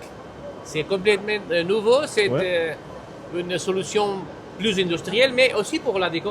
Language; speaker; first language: French; non-native, fluent; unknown